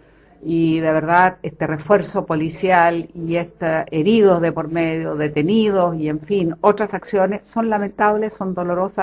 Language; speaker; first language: Spanish; native; Spanish